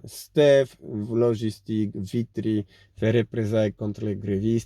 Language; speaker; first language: French; non-native, fluent; Polish